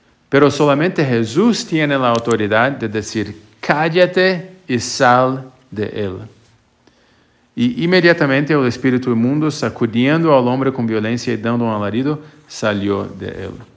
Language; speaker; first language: Spanish; non-native, fluent; English